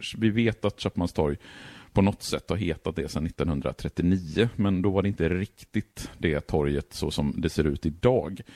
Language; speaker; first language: Swedish; native; Swedish